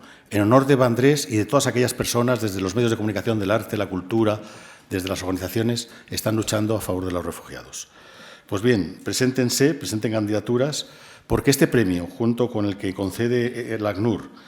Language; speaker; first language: Spanish; native; Spanish